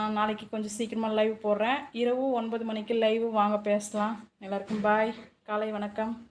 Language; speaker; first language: Tamil; native; Tamil